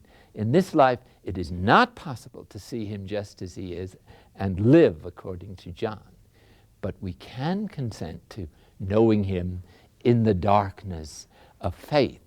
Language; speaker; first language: English; native; English